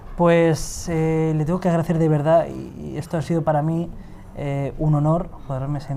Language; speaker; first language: Spanish; native; Spanish